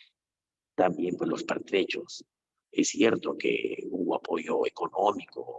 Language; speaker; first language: Spanish; native; Spanish